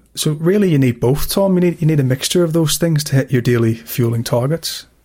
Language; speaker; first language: English; native; English